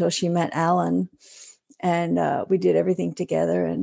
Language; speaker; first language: English; native; English